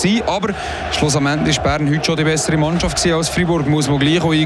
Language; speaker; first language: German; native; German